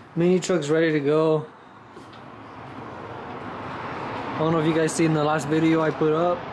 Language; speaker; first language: English; early bilingual, other home language; Spanish